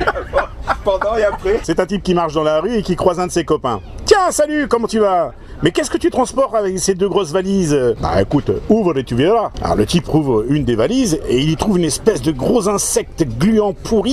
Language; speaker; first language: French; native; French